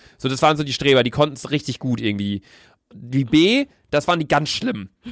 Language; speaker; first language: German; native; German